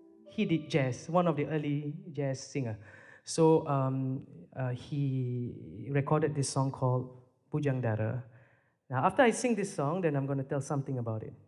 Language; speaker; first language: English; non-native, local second language; Malay